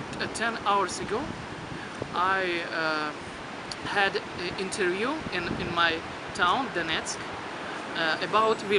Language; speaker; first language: English; non-native, learner; Russian